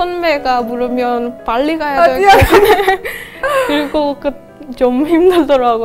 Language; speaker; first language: Korean; non-native, fluent; Indonesian